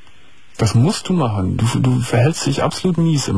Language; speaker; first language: German; native; German